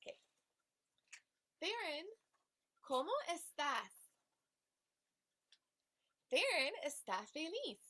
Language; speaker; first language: Spanish; non-native, fluent; English